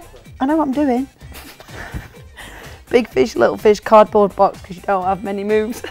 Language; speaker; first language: English; native; English